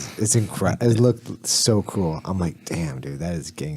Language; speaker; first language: English; native; English